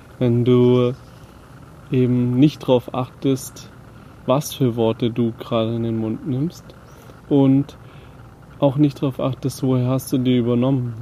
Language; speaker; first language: German; native; German